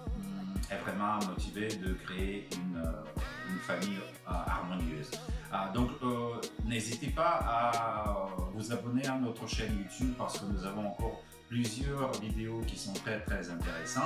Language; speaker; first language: French; non-native, fluent; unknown